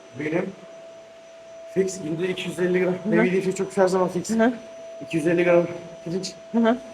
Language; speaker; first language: Turkish; native; Turkish